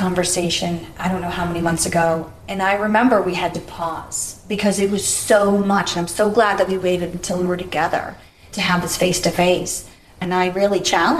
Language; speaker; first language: English; native; English